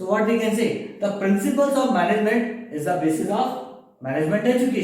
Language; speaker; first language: English; non-native, local second language; Hindi